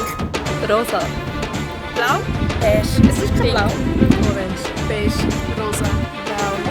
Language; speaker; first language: German; early bilingual, other home language; Tamil